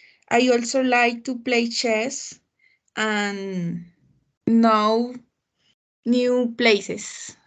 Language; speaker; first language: English; non-native, learner; Spanish